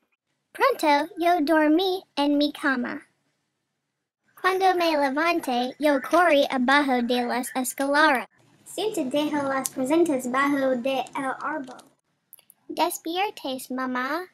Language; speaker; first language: Spanish; non-native, learner; English